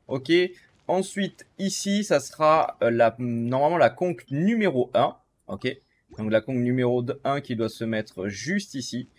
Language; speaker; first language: French; native; French